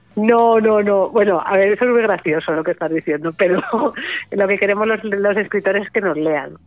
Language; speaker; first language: Spanish; native; Spanish